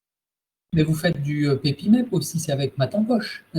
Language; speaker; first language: French; native; French